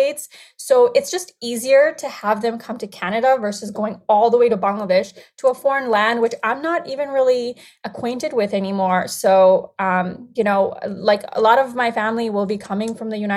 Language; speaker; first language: English; non-native, local second language; Bangla